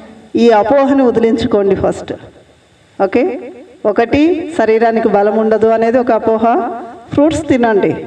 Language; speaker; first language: Telugu; native; Telugu